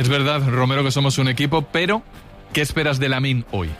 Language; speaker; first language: Spanish; native; Spanish